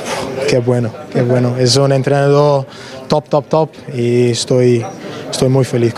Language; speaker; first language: Spanish; non-native, learner; English